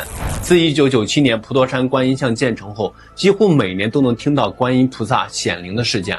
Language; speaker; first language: Chinese; native; Chinese